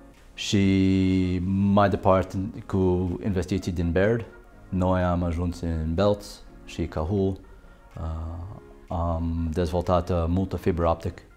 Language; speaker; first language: Romanian; non-native, learner; English